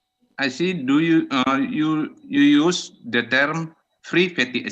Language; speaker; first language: English; non-native, fluent; Indonesian